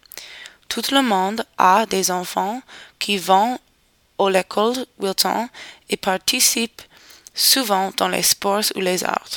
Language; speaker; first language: French; non-native, learner; English